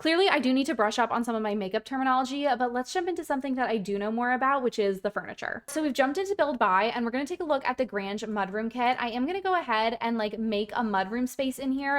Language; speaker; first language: English; native; English